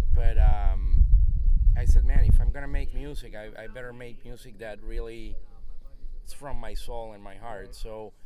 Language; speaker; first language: English; non-native, fluent; Spanish